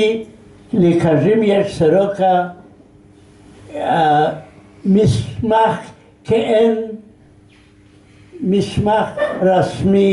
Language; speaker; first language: Hebrew; non-native, fluent; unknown